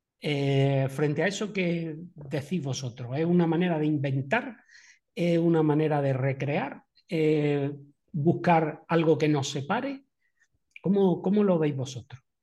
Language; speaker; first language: Spanish; native; Spanish